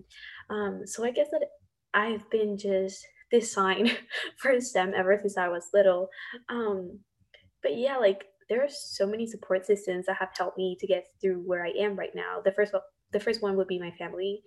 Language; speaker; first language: English; non-native, fluent; Spanish